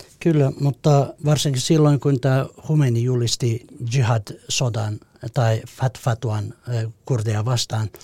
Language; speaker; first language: Finnish; non-native, fluent; Kurdish